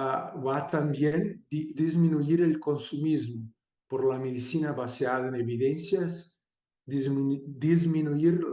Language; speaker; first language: Spanish; non-native, fluent; Portuguese